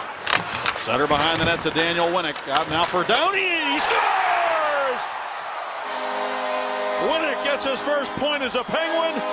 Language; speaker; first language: English; native; English